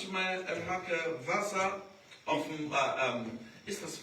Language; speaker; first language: German; non-native, learner; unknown